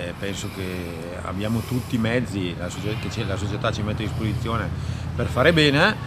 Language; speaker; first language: Italian; native; Italian